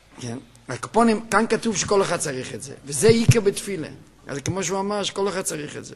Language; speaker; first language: Hebrew; native; Hebrew